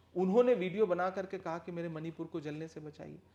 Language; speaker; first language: Hindi; native; Hindi